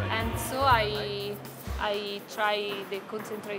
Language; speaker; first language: English; non-native, learner; Italian